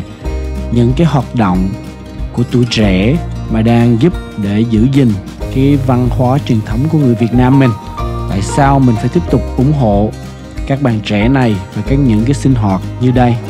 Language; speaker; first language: Vietnamese; early bilingual, heritage; Vietnamese